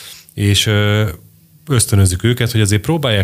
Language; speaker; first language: Hungarian; native; Hungarian